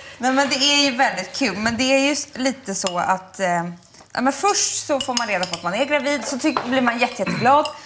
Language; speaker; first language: Swedish; native; Swedish